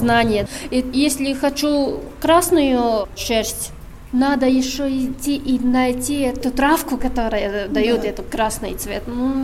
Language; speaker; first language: Russian; non-native, local second language; Latvian